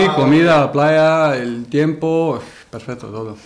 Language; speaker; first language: Spanish; non-native, learner; Serbian